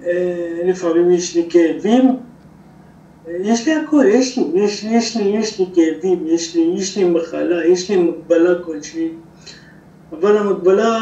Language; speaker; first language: Hebrew; non-native, local second language; Arabic